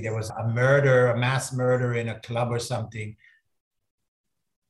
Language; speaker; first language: English; native; English